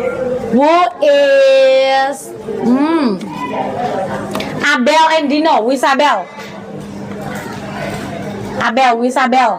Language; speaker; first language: English; non-native, learner; Indonesian